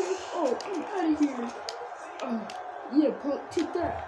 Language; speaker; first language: English; native; English